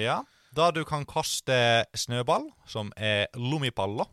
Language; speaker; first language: Norwegian; non-native, fluent; Finnish